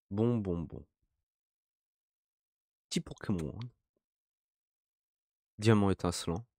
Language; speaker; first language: French; native; French